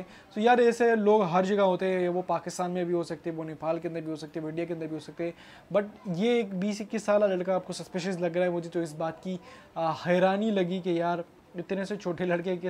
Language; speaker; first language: Hindi; native; Hindi